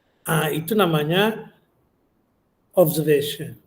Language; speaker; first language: Indonesian; native; Indonesian